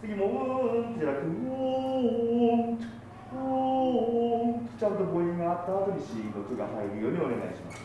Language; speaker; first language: Japanese; native; Japanese